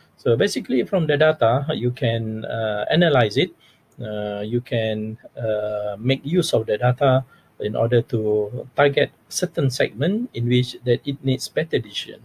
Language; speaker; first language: English; non-native, local second language; Malay